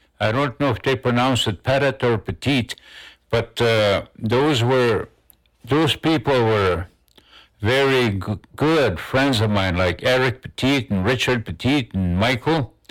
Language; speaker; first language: English; non-native, local second language; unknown